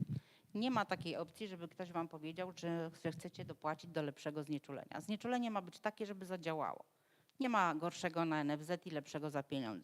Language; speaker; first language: Polish; native; Polish